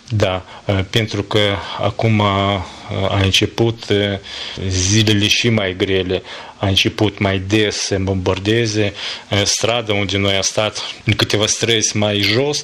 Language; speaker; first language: Romanian; non-native, learner; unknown